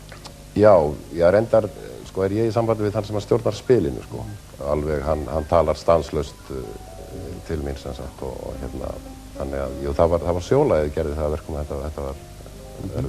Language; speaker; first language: Icelandic; native; Icelandic